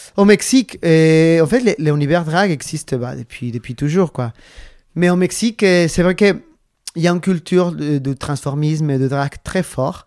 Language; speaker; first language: French; non-native, fluent; Spanish